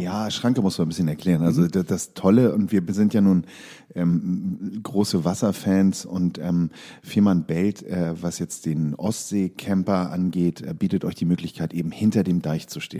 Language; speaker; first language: German; native; German